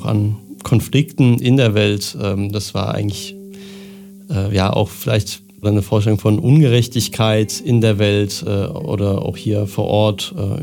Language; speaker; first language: German; native; German